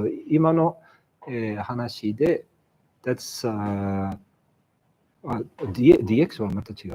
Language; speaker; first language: Japanese; non-native, fluent; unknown